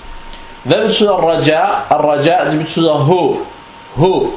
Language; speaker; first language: Danish; non-native, fluent; Arabic